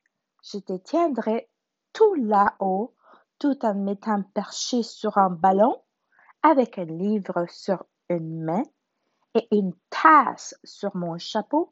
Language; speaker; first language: French; non-native, learner; Spanish